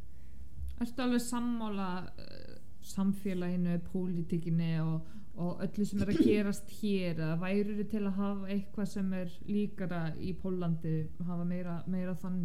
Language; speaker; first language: Icelandic; non-native, fluent; Polish